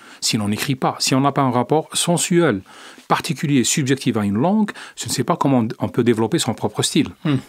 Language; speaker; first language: French; non-native, local second language; Arabic